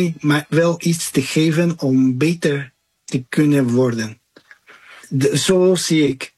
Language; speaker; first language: Dutch; early bilingual, other home language; Spanish